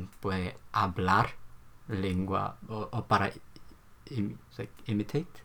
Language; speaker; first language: Spanish; non-native, learner; Korean